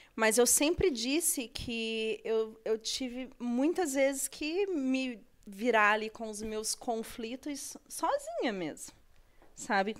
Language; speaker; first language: Portuguese; native; Portuguese